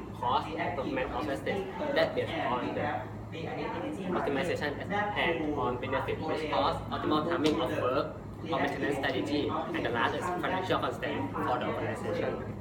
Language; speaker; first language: English; non-native, learner; Thai